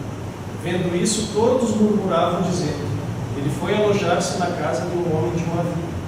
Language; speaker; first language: Portuguese; native; Portuguese